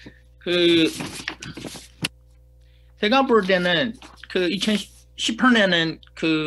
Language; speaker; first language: Korean; non-native, fluent; Chinese